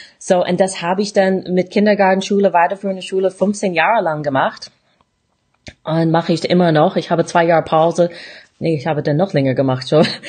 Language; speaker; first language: German; non-native, fluent; English